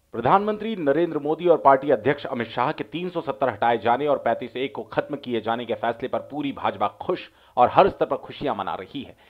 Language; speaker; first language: Hindi; native; Hindi